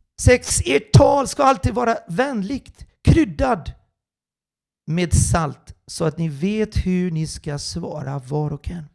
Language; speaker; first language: Swedish; non-native, fluent; Portuguese